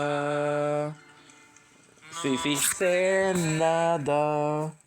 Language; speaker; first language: Spanish; non-native, learner; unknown